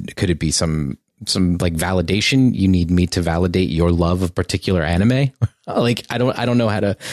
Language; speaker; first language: English; native; English